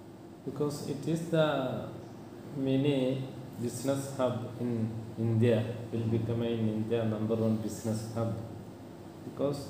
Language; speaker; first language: English; non-native, learner; Malayalam